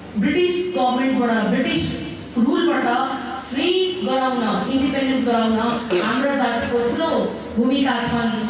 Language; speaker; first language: Nepali; native; Nepali